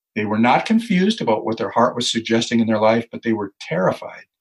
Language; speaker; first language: English; native; English